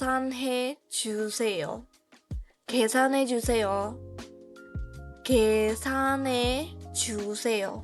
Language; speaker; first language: Korean; non-native, fluent; Burmese